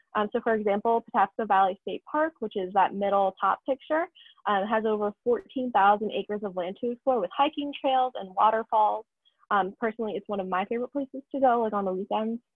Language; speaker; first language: English; native; English